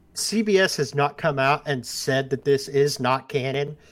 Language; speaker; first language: English; native; English